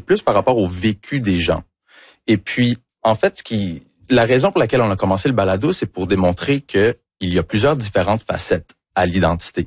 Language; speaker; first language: French; early bilingual, other home language; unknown